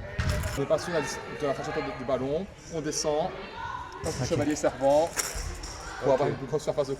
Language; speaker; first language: French; native; French